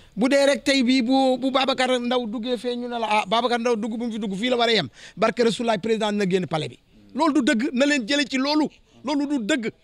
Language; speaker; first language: Wolof; non-native, local second language; Fula